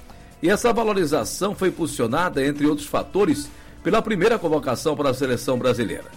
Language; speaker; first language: Portuguese; native; Portuguese